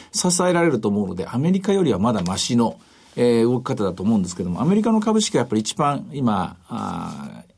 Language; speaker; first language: Japanese; native; Japanese